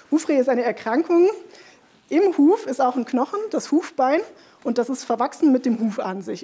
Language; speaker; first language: German; native; German